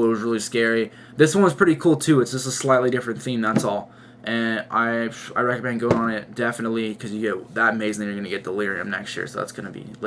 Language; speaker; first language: English; native; English